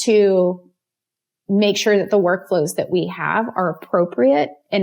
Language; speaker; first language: English; native; English